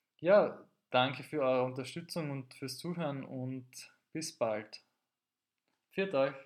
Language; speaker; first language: German; native; German